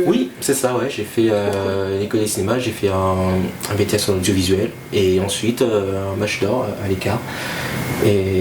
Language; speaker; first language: French; native; French